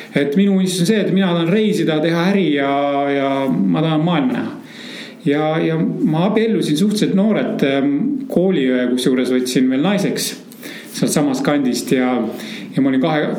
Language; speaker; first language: Estonian; native; Estonian